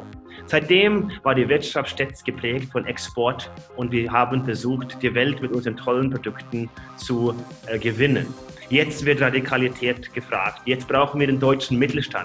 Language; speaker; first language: German; non-native, fluent; Norwegian